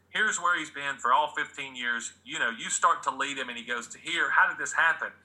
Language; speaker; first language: English; native; English